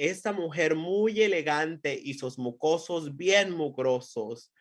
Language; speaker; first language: Spanish; early bilingual, heritage; Spanish